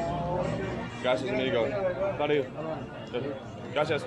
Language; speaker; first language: Spanish; non-native, learner; English